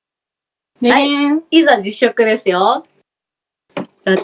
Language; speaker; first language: Japanese; native; Japanese